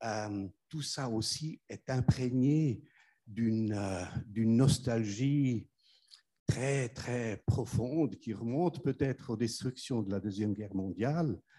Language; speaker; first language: French; non-native, fluent; German